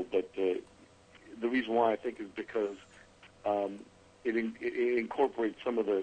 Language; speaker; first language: English; native; English